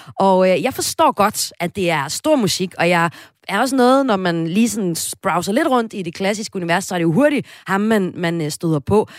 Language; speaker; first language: Danish; native; Danish